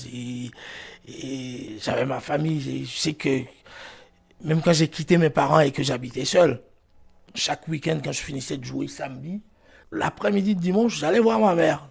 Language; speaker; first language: French; non-native, local second language; Fon